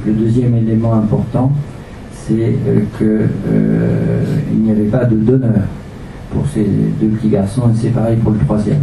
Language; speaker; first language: French; native; French